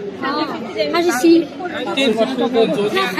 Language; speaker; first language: Chinese; native; Chinese